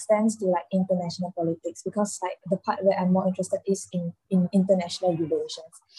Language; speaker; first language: English; non-native, local second language; Chinese